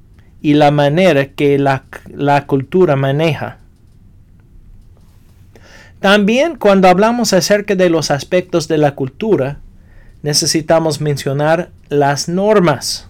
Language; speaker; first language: Spanish; non-native, fluent; English